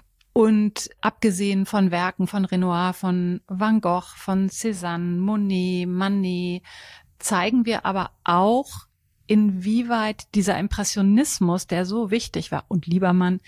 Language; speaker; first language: German; native; German